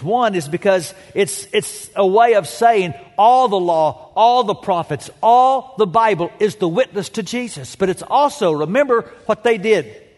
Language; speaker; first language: English; native; English